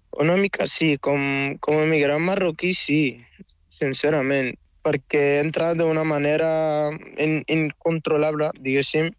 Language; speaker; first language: Catalan; non-native, fluent; Arabic